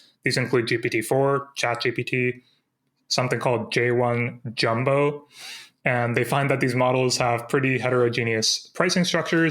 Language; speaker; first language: English; native; English